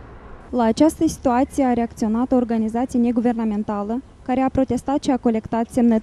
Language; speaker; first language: Romanian; native; Romanian